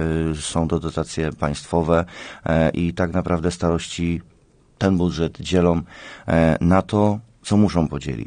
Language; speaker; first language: Polish; native; Polish